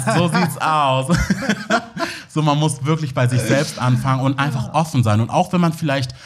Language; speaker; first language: German; native; German